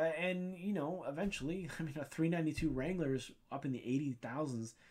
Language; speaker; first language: English; native; English